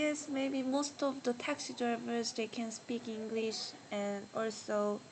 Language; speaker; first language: English; non-native, learner; Korean